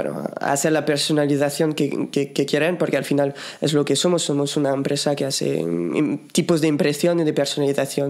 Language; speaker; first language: Spanish; non-native, fluent; French